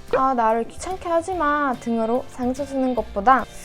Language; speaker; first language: Korean; non-native, fluent; Russian